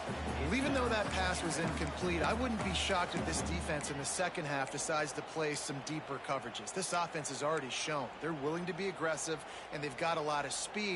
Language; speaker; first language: English; native; English